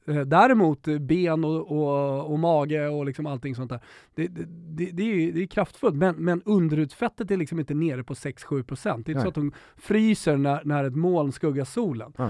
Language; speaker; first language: Swedish; native; Swedish